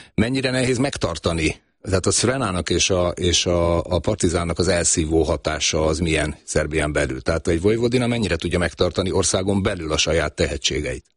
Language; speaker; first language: Hungarian; native; Hungarian